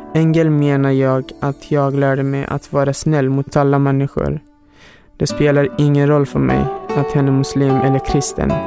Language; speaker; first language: Swedish; non-native, fluent; Hazaragi